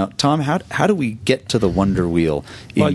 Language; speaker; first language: English; native; English